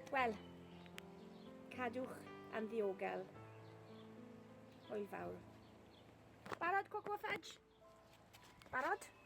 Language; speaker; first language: Welsh; non-native, learner; English